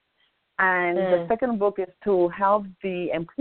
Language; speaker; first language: English; non-native, fluent; Spanish